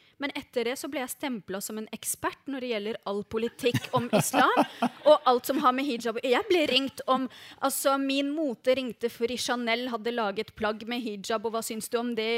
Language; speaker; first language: Norwegian; early bilingual, other home language; Arabic